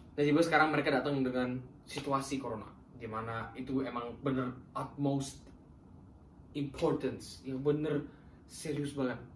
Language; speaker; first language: Indonesian; early bilingual, other home language; German